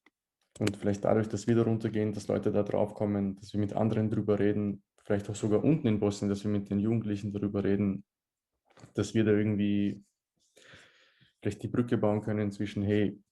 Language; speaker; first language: German; early bilingual, other home language; Bosnian